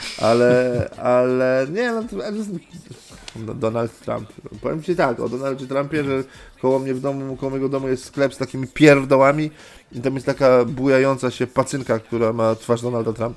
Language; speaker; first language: Polish; native; Polish